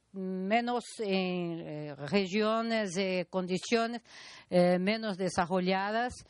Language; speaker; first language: Spanish; non-native, learner; Portuguese